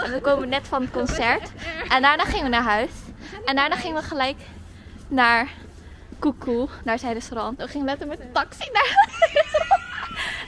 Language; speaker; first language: Dutch; early bilingual, other home language; Chinese